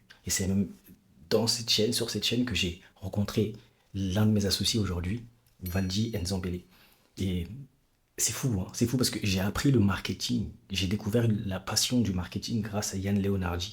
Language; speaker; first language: French; native; French